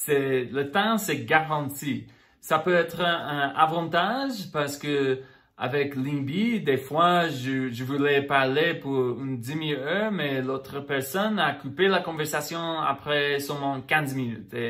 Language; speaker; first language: French; non-native, fluent; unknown